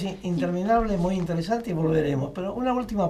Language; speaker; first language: Spanish; native; Spanish